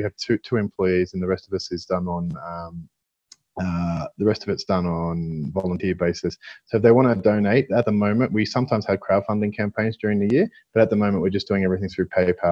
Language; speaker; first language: English; native; English